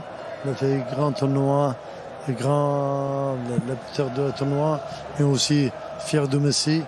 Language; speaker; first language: French; non-native, learner; Arabic